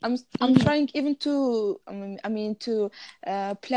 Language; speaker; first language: English; non-native, fluent; Arabic